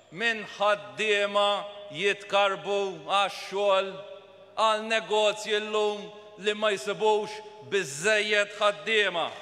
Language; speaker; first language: Maltese; native; Maltese